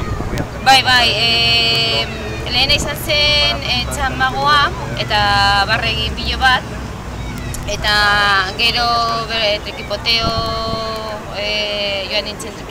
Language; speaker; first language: Basque; non-native, local second language; Spanish